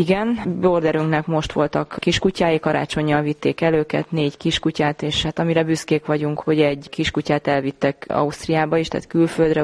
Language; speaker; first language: Hungarian; native; Hungarian